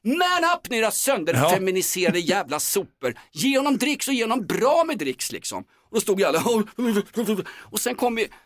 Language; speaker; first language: Swedish; native; Swedish